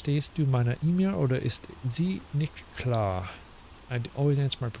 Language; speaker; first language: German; non-native, learner; English